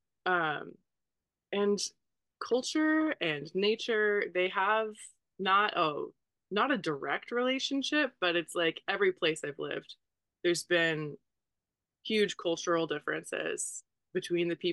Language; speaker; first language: English; native; English